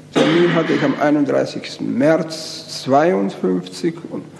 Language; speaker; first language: German; native; German